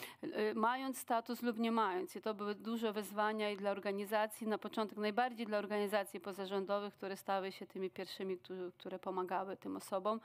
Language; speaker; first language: Polish; non-native, fluent; Ukrainian